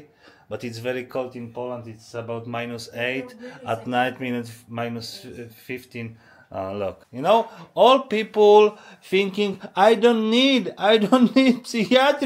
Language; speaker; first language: English; non-native, learner; Polish